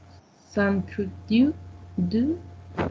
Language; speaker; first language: French; non-native, learner; Spanish